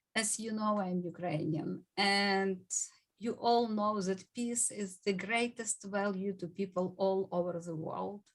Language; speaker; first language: English; non-native, fluent; Ukrainian